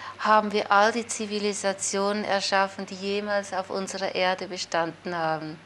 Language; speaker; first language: German; native; German